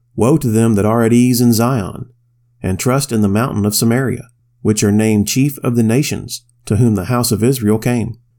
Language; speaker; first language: English; native; English